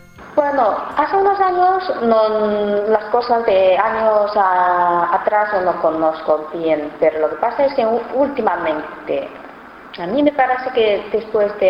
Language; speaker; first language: Spanish; non-native, fluent; Chinese